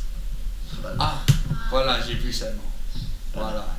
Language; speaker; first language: French; non-native, learner; English